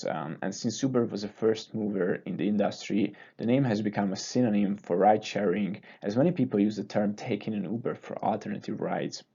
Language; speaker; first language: English; non-native, fluent; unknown